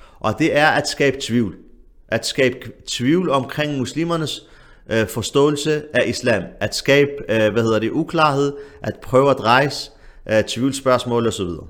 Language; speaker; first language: Danish; early bilingual, other home language; Arabic